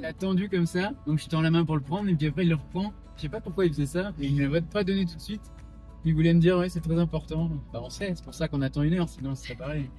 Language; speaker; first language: French; native; French